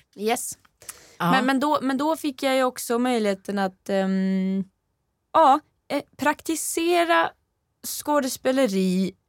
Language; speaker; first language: Swedish; non-native, fluent; Norwegian